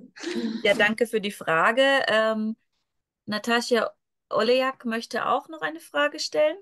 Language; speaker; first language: German; native; German